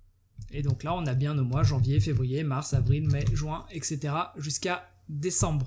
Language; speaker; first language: French; native; French